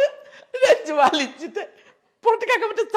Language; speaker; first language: Malayalam; non-native, local second language; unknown